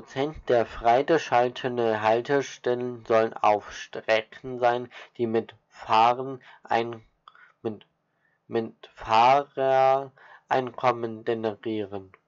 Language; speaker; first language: German; native; German